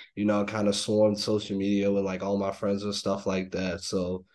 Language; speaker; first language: English; native; English